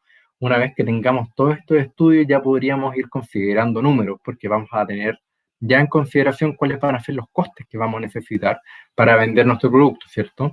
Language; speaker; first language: Spanish; native; Spanish